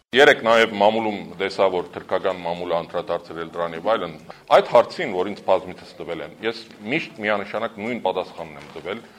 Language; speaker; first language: Armenian; early bilingual, heritage; Armenian